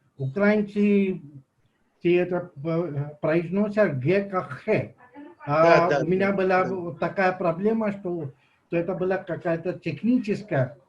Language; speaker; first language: Russian; non-native, fluent; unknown